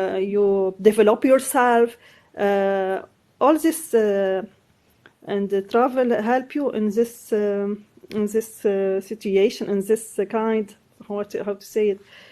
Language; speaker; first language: English; non-native, learner; Arabic